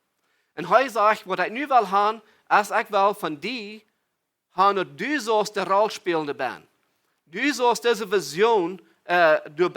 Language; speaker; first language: German; non-native, learner; Plautdietsch